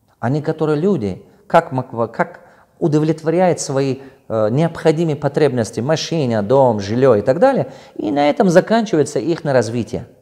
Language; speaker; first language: Russian; non-native, local second language; Tajik